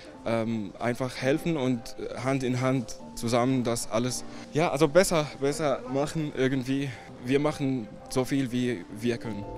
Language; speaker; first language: German; non-native, fluent; Arabic